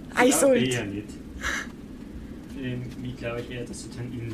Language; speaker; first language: German; native; German